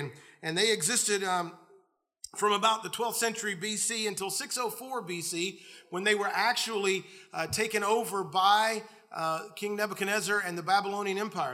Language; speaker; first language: English; native; English